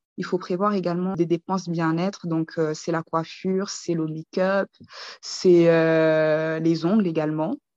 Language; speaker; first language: French; early bilingual, other home language; Kinyarwanda